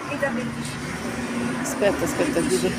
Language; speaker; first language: Italian; non-native, learner; Ukrainian